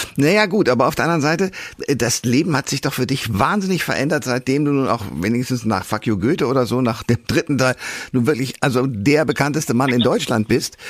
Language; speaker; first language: German; native; German